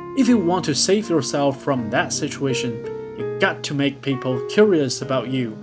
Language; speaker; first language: English; non-native, fluent; Chinese